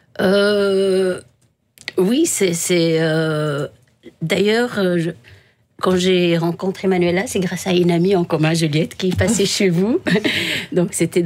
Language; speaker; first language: French; non-native, local second language; Arabic